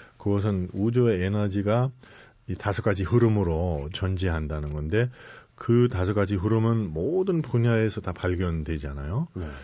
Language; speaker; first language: Korean; non-native, fluent; German